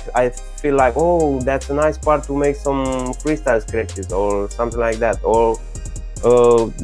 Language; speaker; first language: English; non-native, learner; Romanian